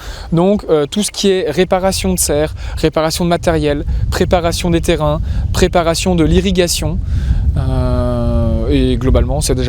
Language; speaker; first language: French; native; French